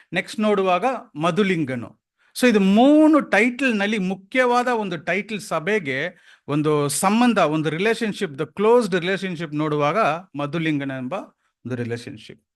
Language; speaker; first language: Kannada; non-native, local second language; Tamil